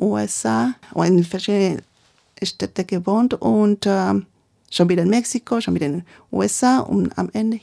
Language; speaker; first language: German; non-native, learner; Spanish